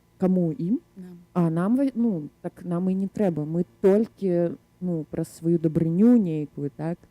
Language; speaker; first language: Belarusian; non-native, local second language; Russian